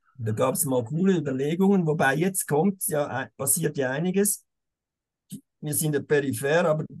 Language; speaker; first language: German; native; German